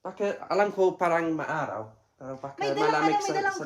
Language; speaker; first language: Filipino; non-native, learner; English